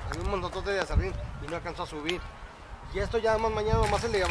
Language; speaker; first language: Spanish; native; Spanish